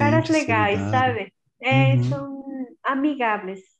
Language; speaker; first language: Portuguese; non-native, learner; Spanish